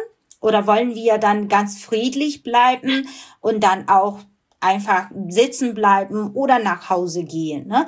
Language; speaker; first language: German; non-native, fluent; Burmese